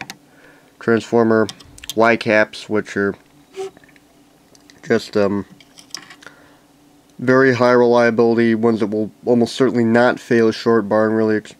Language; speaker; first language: English; native; English